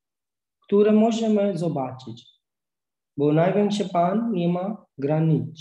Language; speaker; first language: Polish; non-native, learner; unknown